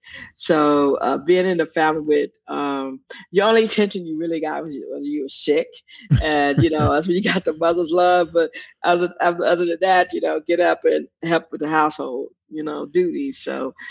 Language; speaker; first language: English; native; English